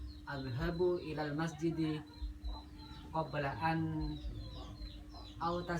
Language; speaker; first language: Arabic; non-native, learner; Indonesian